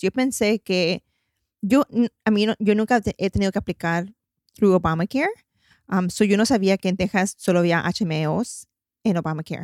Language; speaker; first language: Spanish; early bilingual, heritage; Spanish